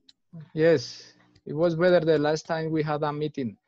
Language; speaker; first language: English; non-native, fluent; Spanish